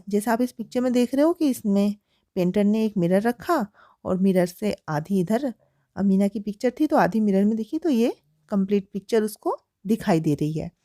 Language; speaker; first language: Hindi; native; Hindi